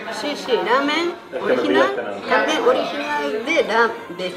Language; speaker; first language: Spanish; non-native, learner; Japanese